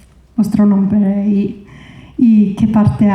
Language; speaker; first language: Spanish; non-native, fluent; Icelandic